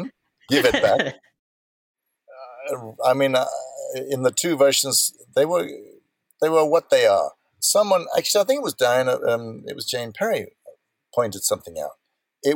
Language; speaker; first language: English; native; English